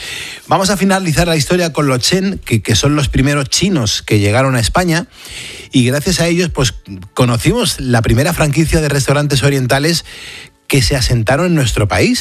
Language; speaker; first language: Spanish; native; Spanish